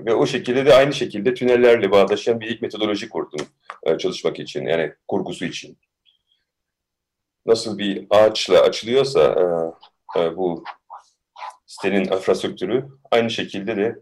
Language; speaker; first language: Turkish; early bilingual, heritage; Turkish